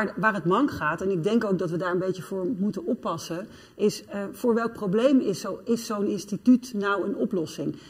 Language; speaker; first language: Dutch; native; Dutch